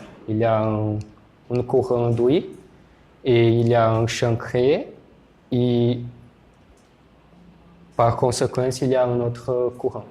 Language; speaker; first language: French; non-native, learner; Portuguese